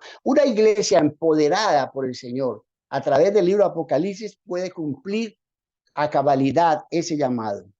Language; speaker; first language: Spanish; native; Spanish